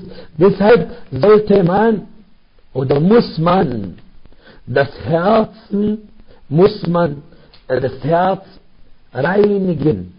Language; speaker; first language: German; non-native, fluent; Arabic